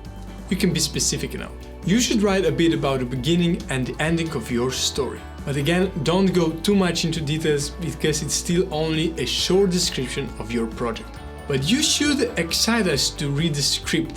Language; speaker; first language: English; non-native, fluent; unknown